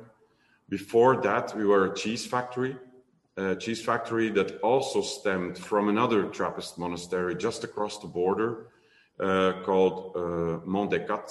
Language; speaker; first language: English; non-native, fluent; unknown